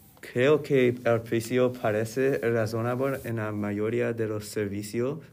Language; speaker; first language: Spanish; non-native, learner; English